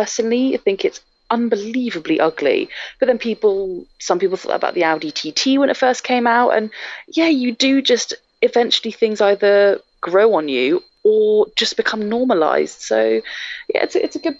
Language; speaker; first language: English; native; English